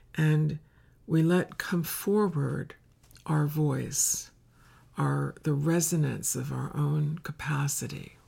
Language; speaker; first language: English; native; English